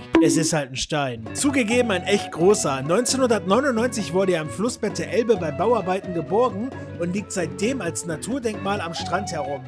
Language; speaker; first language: German; native; German